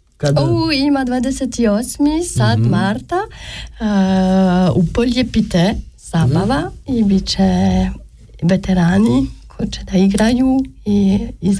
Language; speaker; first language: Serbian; non-native, fluent; German